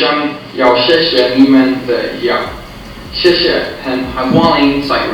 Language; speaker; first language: Chinese; non-native, learner; Swedish